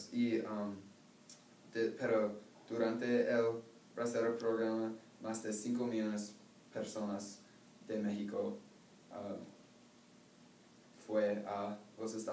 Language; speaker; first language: Spanish; non-native, learner; English